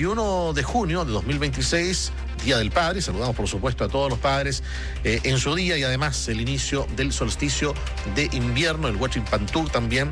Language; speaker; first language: Spanish; native; Spanish